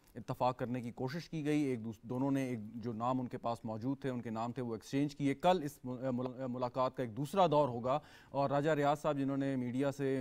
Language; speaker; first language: Hindi; native; Hindi